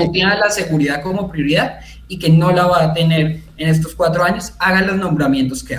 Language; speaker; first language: Spanish; native; Spanish